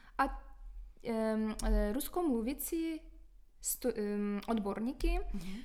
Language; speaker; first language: Czech; non-native, fluent; Russian